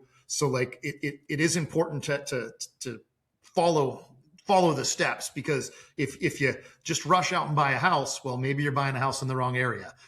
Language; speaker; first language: English; native; English